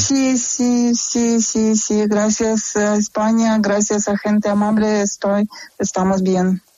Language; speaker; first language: Spanish; non-native, fluent; Ukrainian